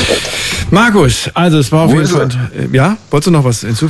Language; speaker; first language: German; native; German